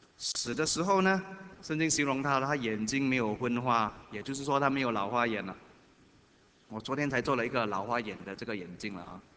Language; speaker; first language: Chinese; native; Chinese